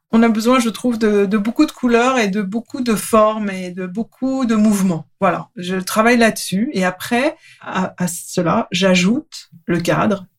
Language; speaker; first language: French; native; French